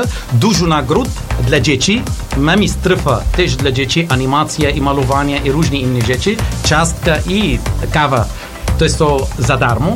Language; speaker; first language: Polish; non-native, learner; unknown